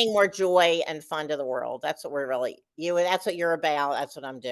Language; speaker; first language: English; native; English